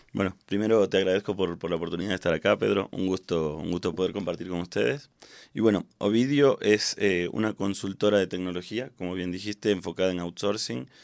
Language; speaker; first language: Spanish; native; Spanish